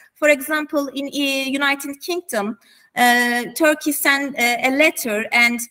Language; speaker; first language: English; non-native, fluent; Turkish